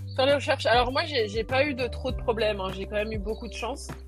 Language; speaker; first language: French; native; French